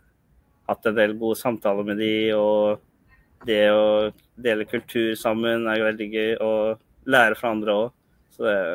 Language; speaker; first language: Norwegian; early bilingual, other home language; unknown